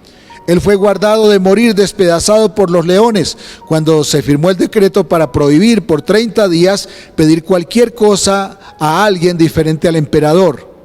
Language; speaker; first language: Spanish; native; Spanish